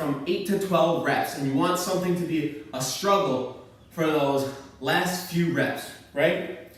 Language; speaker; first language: English; native; English